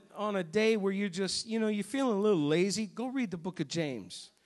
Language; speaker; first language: English; native; English